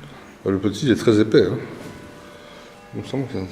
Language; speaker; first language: French; native; French